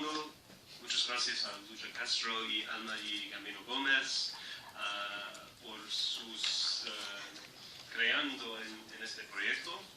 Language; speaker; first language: Spanish; non-native, learner; English